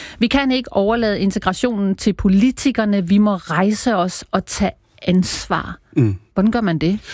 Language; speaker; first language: Danish; native; Danish